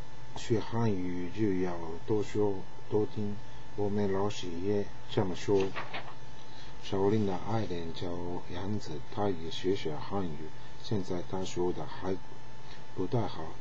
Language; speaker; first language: Chinese; non-native, learner; Japanese